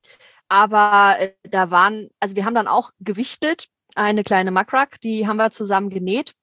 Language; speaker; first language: German; native; German